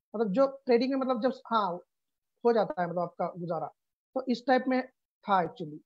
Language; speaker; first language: Hindi; non-native, local second language; Urdu